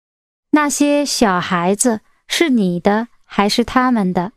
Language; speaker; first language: Chinese; non-native, learner; English